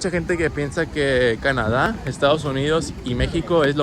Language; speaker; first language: Spanish; native; Spanish